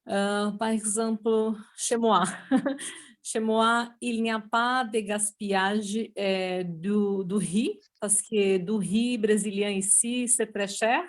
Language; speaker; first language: French; non-native, learner; Portuguese